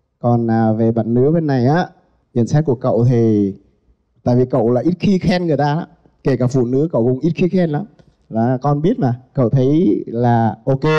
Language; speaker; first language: Vietnamese; non-native, local second language; Tày